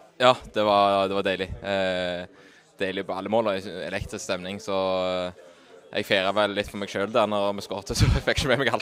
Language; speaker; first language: Norwegian; native; Norwegian